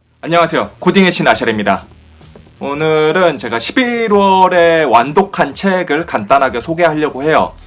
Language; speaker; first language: Korean; native; Korean